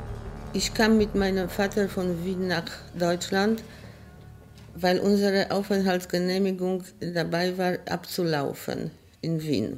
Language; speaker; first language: German; non-native, fluent; Polish